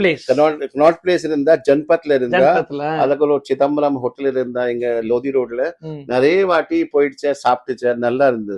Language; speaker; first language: Tamil; non-native, fluent; Hindi